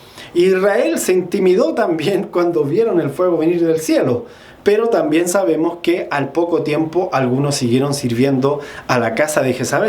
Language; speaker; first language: Spanish; native; Spanish